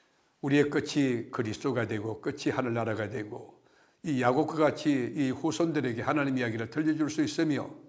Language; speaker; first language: Korean; native; Korean